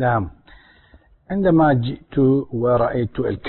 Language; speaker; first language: Arabic; non-native, learner; Turkish